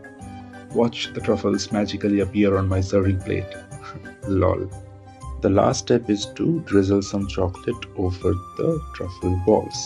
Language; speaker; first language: English; non-native, local second language; Bangla